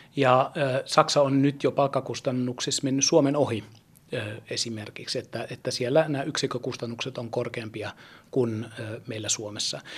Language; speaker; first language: Finnish; early bilingual, heritage; German